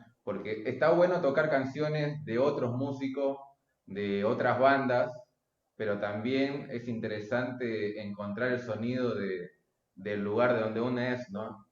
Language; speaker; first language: Spanish; native; Spanish